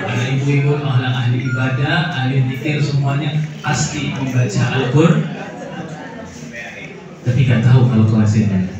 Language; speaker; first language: Indonesian; native; Indonesian